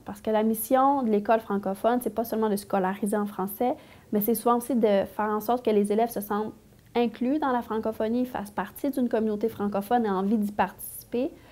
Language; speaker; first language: French; native; French